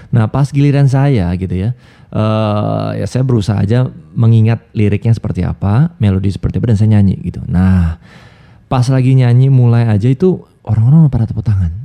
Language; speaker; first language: Indonesian; native; Indonesian